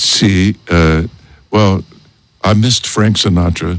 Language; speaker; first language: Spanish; non-native, learner; English